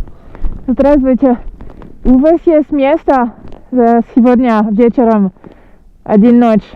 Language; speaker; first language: Russian; non-native, learner; French